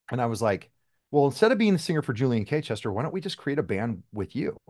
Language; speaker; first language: English; native; English